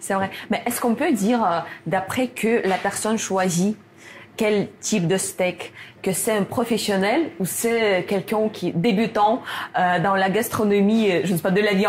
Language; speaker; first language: French; non-native, fluent; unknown